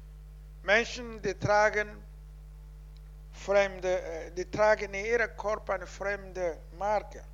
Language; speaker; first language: German; non-native, learner; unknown